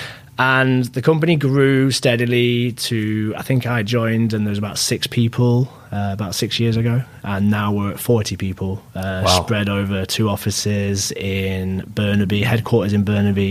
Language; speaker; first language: English; native; English